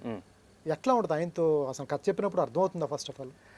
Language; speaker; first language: Telugu; native; Telugu